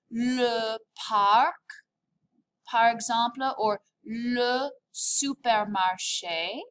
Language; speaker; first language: French; non-native, fluent; English